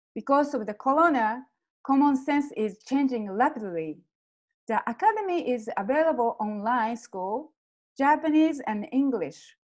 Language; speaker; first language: English; non-native, fluent; Japanese